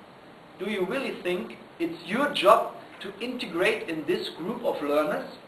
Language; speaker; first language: English; non-native, fluent; German